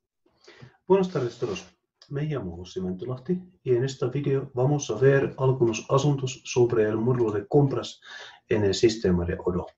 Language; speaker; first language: Spanish; non-native, fluent; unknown